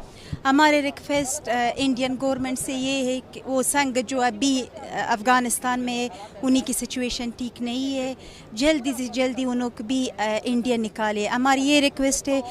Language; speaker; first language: Hindi; non-native, learner; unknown